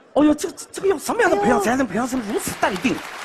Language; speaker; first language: Chinese; native; Chinese